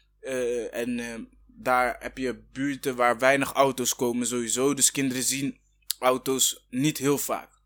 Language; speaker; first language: Dutch; early bilingual, other home language; Kinyarwanda